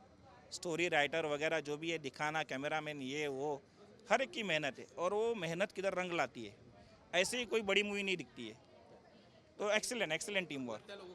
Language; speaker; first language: Hindi; native; Hindi